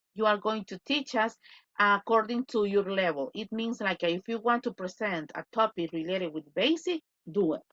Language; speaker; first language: English; non-native, fluent; Spanish